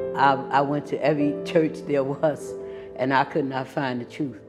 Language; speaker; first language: English; native; English